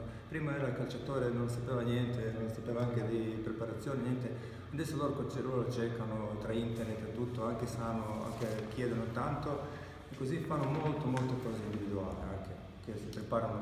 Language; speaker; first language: Italian; non-native, fluent; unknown